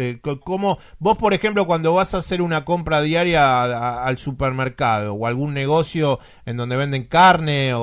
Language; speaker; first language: Spanish; native; Spanish